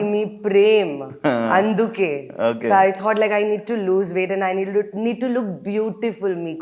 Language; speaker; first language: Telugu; non-native, learner; Hindi